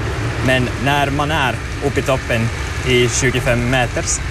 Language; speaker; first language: Swedish; non-native, learner; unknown